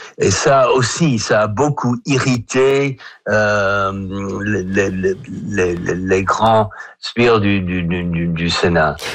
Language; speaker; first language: French; non-native, fluent; English